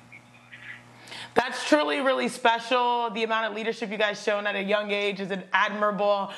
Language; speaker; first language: English; native; English